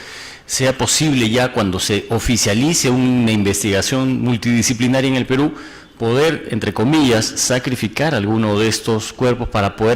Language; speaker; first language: Spanish; native; Spanish